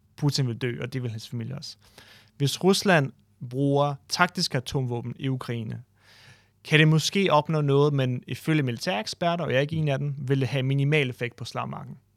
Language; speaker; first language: Danish; non-native, fluent; Ukrainian